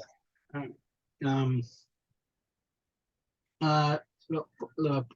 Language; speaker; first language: Spanish; non-native, learner; English